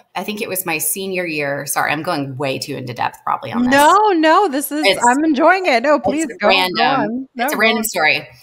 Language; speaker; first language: English; native; English